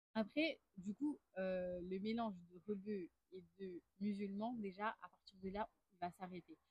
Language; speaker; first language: French; native; French